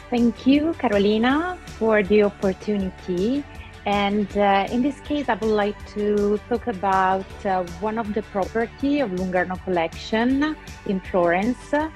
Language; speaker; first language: English; non-native, local second language; Italian